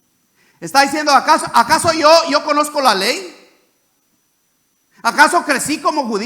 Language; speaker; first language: Spanish; native; Spanish